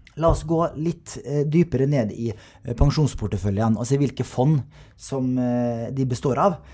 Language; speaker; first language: Norwegian; native; Norwegian